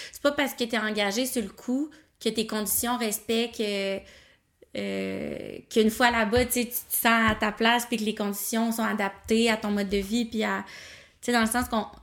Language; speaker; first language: French; native; French